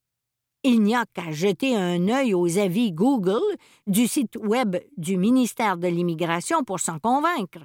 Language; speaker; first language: French; native; French